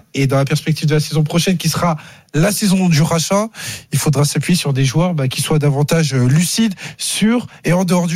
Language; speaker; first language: French; native; French